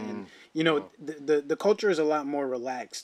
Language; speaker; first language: English; early bilingual, other home language; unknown